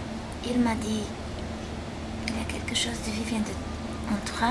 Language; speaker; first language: French; non-native, fluent; English